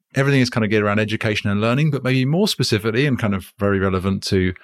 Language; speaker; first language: English; native; English